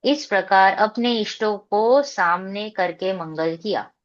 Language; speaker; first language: Hindi; non-native, local second language; Gujarati